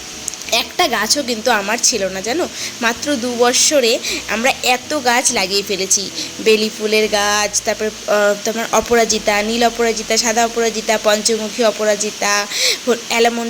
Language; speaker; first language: Bangla; native; Bangla